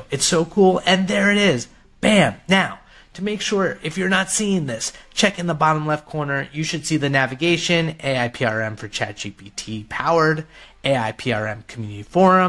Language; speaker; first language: English; native; English